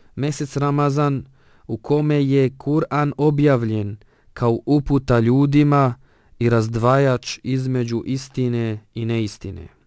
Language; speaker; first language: Bosnian; non-native, fluent; Arabic